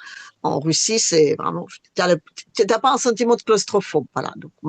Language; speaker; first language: French; non-native, fluent; Russian